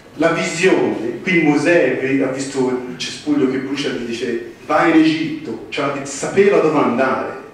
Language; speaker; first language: Italian; early bilingual, heritage; English